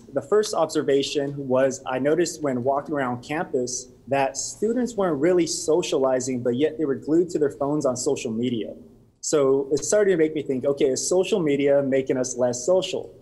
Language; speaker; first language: English; native; English